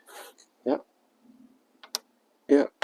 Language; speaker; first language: English; native; English